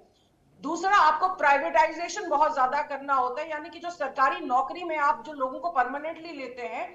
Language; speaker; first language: Hindi; native; Hindi